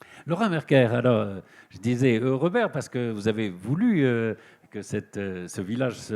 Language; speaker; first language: French; native; French